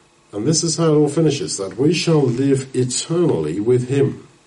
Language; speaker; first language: English; native; English